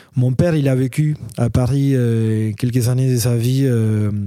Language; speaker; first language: French; non-native, fluent; Spanish